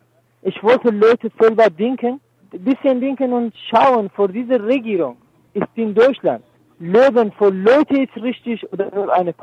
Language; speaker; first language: German; non-native, learner; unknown